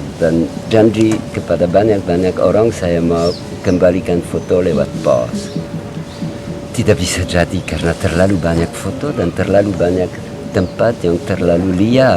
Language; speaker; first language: Indonesian; non-native, learner; French